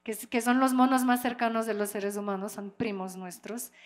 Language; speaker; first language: Spanish; non-native, fluent; French